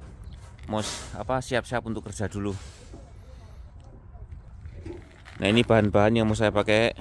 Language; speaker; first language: Indonesian; non-native, local second language; Javanese